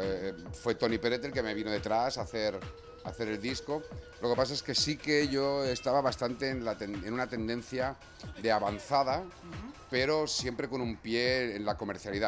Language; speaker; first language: Spanish; native; Spanish